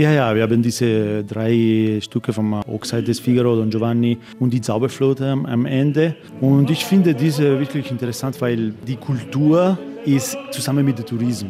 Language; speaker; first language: German; non-native, learner; Italian